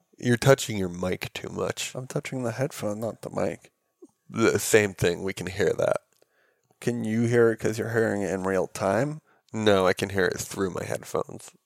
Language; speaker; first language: English; native; English